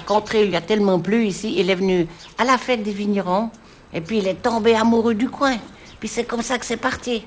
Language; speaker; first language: French; native; French